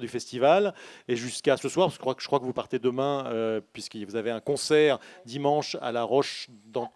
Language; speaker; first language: French; native; French